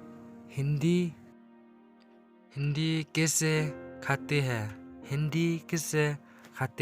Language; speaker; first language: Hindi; non-native, local second language; Khasi